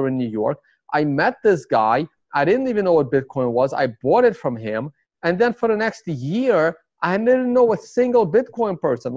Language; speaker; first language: English; early bilingual, other home language; Russian